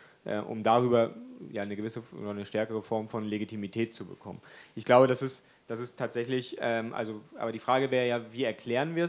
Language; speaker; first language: German; native; German